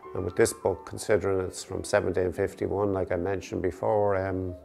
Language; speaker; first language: English; native; English